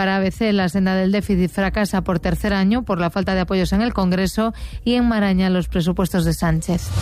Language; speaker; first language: Spanish; native; Spanish